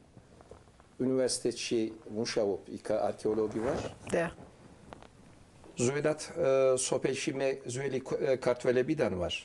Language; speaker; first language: Georgian; early bilingual, heritage; Turkish